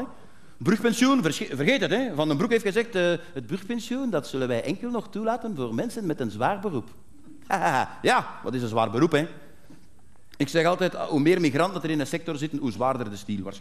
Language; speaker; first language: Dutch; native; Dutch